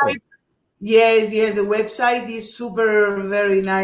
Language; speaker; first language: English; non-native, fluent; Portuguese